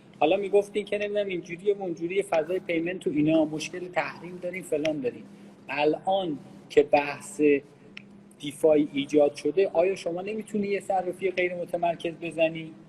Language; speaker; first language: Persian; native; Persian